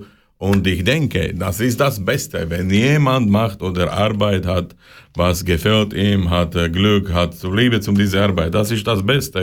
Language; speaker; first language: German; non-native, learner; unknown